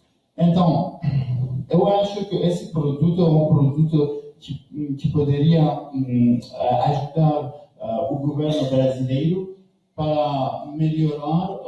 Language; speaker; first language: Portuguese; non-native, learner; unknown